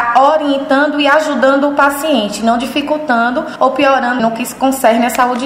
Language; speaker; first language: Portuguese; native; Portuguese